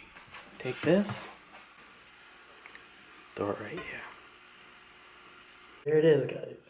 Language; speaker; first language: English; native; English